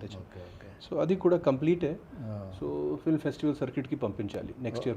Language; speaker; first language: Telugu; non-native, fluent; Hindi